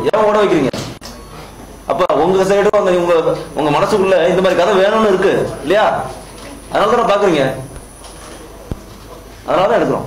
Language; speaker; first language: Tamil; native; Tamil